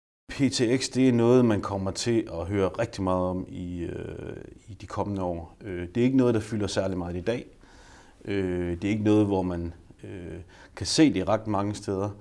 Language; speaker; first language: Danish; native; Danish